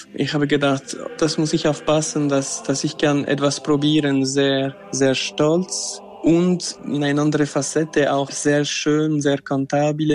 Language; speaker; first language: German; non-native, local second language; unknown